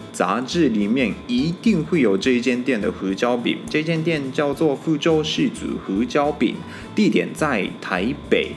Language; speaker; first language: Chinese; non-native, fluent; Japanese